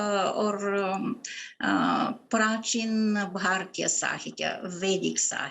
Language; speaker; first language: Hindi; non-native, fluent; Bulgarian